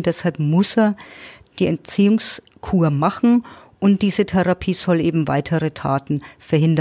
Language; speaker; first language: German; native; German